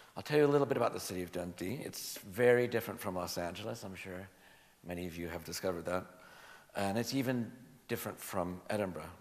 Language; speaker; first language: English; native; English